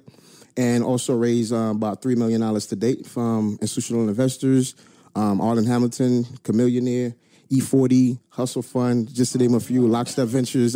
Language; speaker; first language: English; non-native, fluent; Haitian Creole